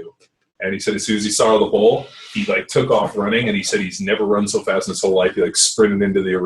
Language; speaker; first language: English; native; English